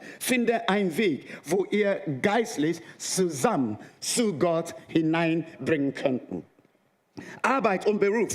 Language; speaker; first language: German; non-native, fluent; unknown